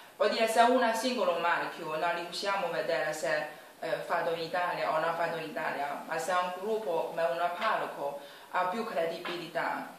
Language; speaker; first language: Italian; non-native, learner; Chinese